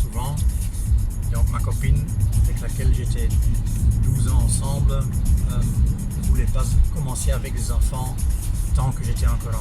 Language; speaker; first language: French; non-native, fluent; German